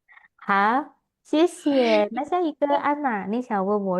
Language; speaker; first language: Chinese; non-native, fluent; Indonesian